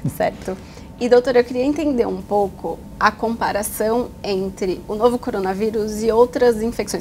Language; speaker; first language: Portuguese; native; Portuguese